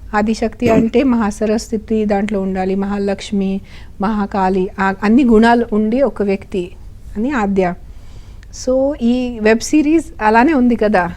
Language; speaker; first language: Telugu; non-native, fluent; Marathi